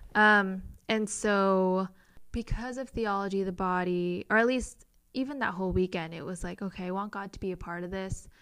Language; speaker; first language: English; native; English